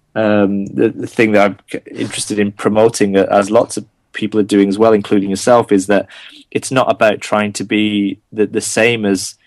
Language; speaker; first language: English; non-native, local second language; Gujarati